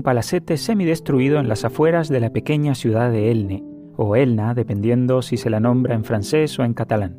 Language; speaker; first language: Spanish; native; Spanish